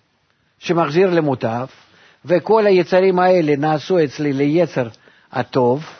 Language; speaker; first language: Hebrew; non-native, fluent; Russian